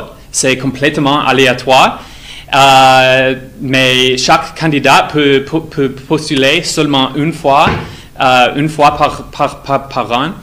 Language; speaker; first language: French; non-native, fluent; English